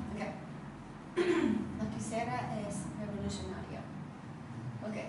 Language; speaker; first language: Spanish; non-native, learner; English